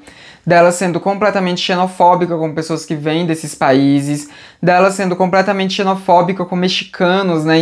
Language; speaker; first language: Portuguese; native; Portuguese